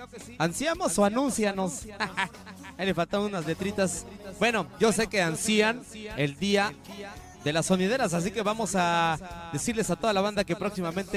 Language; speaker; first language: Spanish; native; Spanish